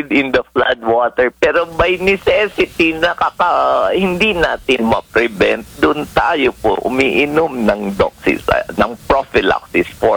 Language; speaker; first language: Filipino; non-native, local second language; Hiligaynon